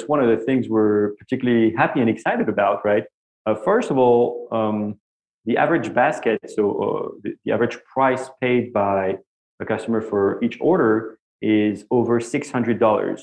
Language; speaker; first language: English; non-native, fluent; French